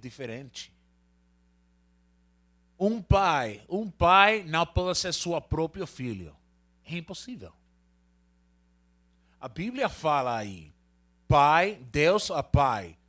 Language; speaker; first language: Portuguese; non-native, learner; Spanish